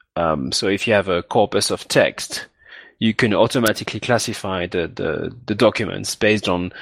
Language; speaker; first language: English; non-native, fluent; French